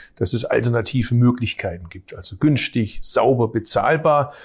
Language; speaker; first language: German; native; German